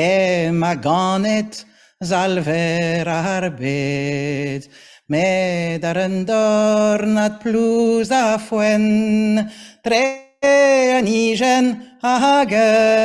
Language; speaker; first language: Welsh; non-native, fluent; French